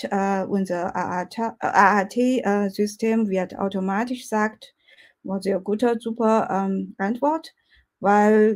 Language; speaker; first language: German; non-native, fluent; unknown